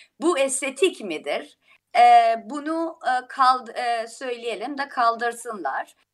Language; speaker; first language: Turkish; non-native, fluent; Persian